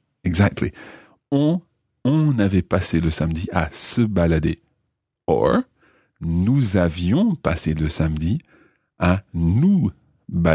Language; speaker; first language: French; non-native, fluent; English